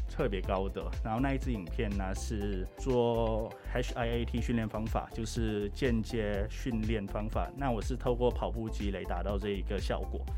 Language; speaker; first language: Chinese; non-native, fluent; Thai